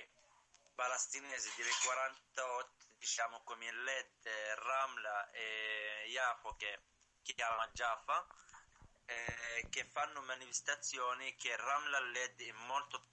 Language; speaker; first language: Italian; non-native, learner; Arabic